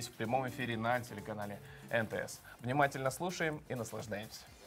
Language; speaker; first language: Russian; native; Russian